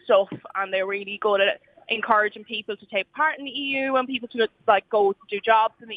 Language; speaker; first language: English; native; English